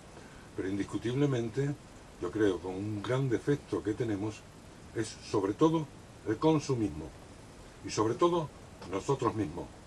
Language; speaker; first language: Spanish; native; Spanish